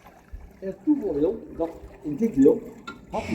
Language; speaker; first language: Dutch; native; Dutch